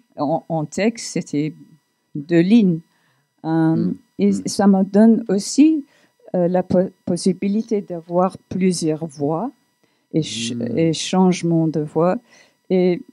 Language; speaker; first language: French; non-native, fluent; English